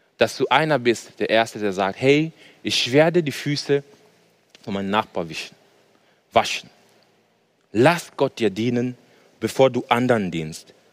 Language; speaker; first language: German; non-native, fluent; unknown